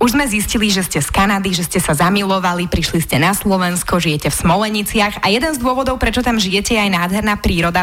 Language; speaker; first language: Slovak; native; Slovak